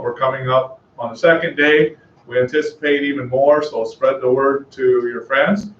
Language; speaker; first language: English; native; English